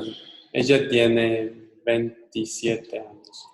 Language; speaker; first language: Spanish; non-native, learner; English